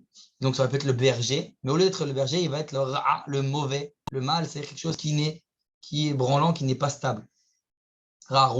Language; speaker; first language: French; native; French